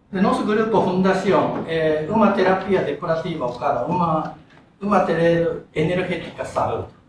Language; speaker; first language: Spanish; non-native, learner; Japanese